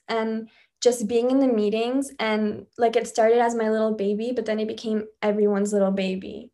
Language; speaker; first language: English; early bilingual, other home language; Spanish